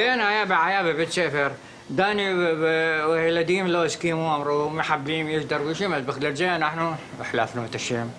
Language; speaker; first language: Hebrew; non-native, fluent; Arabic